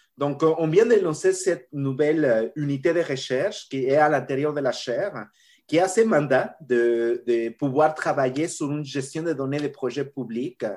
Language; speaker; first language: French; non-native, fluent; Spanish